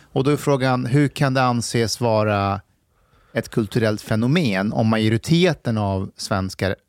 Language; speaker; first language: Swedish; native; Swedish